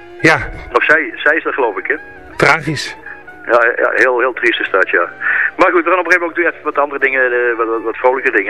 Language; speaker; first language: Dutch; native; Dutch